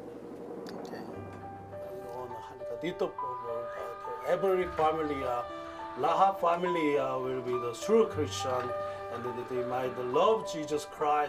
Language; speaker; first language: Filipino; non-native, learner; Korean